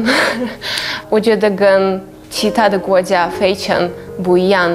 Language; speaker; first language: Chinese; non-native, fluent; Russian